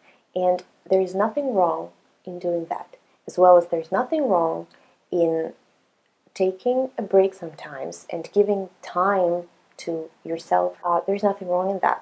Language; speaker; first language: English; non-native, fluent; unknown